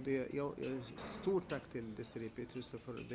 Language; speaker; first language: Swedish; non-native, fluent; Arabic